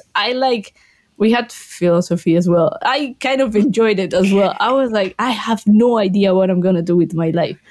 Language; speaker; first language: English; non-native, fluent; Spanish